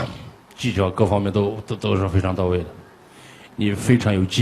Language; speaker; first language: Chinese; non-native, local second language; Uyghur